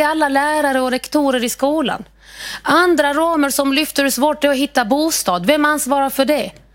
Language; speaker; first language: Swedish; non-native, fluent; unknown